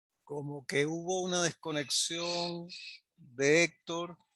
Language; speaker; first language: Spanish; native; Spanish